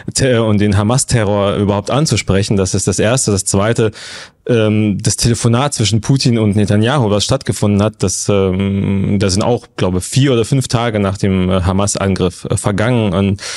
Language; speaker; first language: German; non-native, fluent; Russian